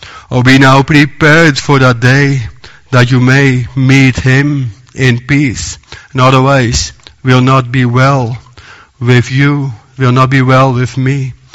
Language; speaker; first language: English; non-native, fluent; Dutch